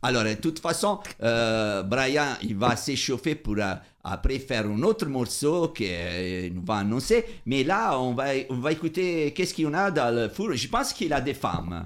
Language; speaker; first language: French; non-native, fluent; Italian